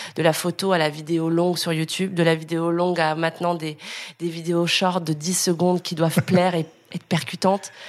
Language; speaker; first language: French; native; French